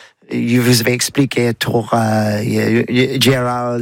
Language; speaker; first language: French; non-native, learner; English